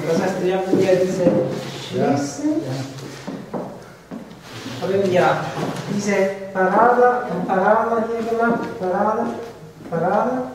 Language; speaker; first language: German; non-native, fluent; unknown